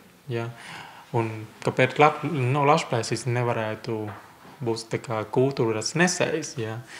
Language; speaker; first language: Latvian; non-native, fluent; Vietnamese